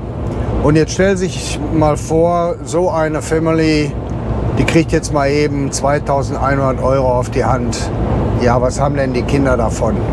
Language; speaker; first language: German; native; German